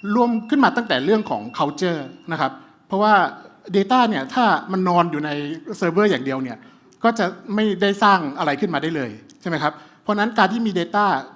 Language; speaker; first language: Thai; early bilingual, heritage; Thai